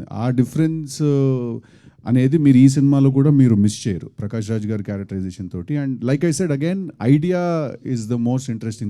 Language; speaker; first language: Telugu; native; Telugu